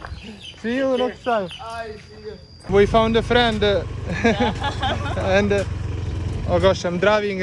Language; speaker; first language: English; non-native, fluent; Italian